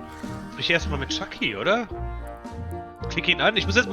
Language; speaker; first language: German; native; German